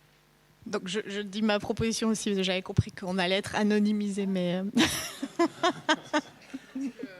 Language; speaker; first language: French; native; French